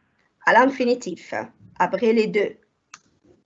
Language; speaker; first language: French; non-native, fluent; Arabic